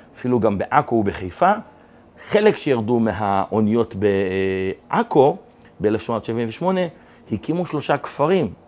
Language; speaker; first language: Hebrew; non-native, local second language; Adyghe